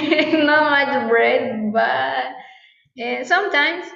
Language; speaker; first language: English; non-native, learner; Spanish